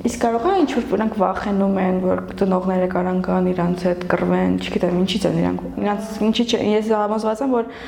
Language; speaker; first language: Armenian; native; Armenian